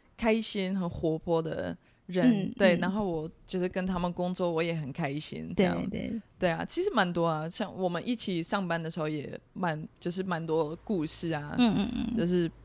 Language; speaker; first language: Chinese; non-native, fluent; Dutch